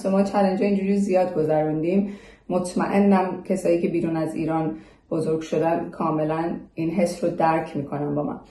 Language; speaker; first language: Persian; early bilingual, heritage; Persian